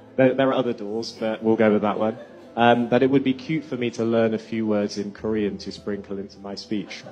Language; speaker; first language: English; native; English